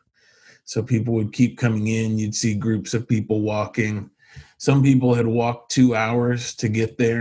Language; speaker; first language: English; native; English